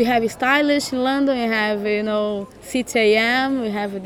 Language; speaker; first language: English; non-native, fluent; Portuguese